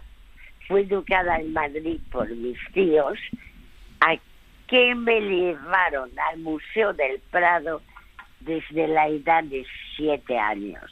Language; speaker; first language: Spanish; early bilingual, other home language; French